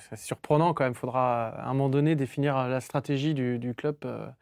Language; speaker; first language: French; native; French